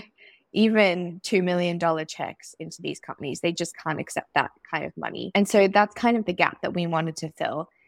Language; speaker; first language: English; native; English